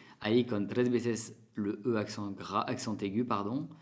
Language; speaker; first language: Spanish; non-native, fluent; French